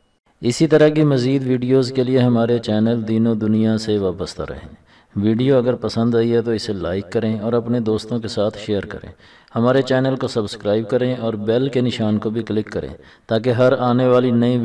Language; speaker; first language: Urdu; native; Urdu